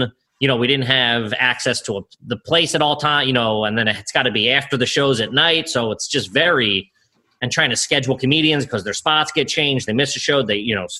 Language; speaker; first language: English; native; English